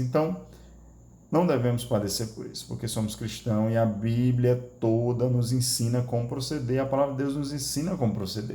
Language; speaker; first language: Portuguese; native; Portuguese